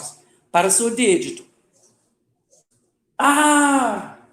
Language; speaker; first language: Portuguese; non-native, learner; English